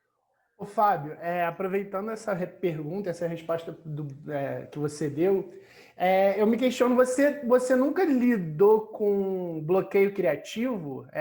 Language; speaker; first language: Portuguese; native; Portuguese